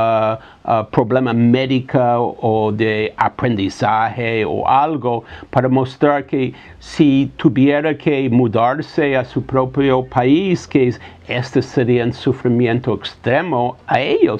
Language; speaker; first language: Spanish; non-native, fluent; English